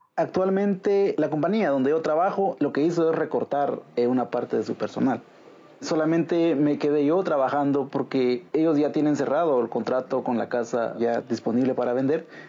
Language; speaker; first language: Spanish; native; Spanish